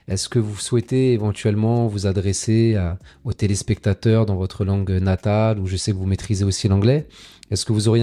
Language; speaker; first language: French; native; French